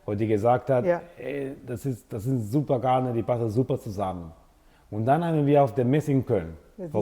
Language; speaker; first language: German; non-native, fluent; Italian